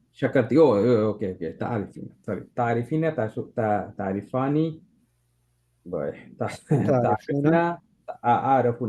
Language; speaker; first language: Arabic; non-native, learner; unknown